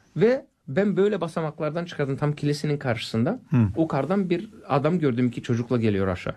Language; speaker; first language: Turkish; early bilingual, heritage; Turkish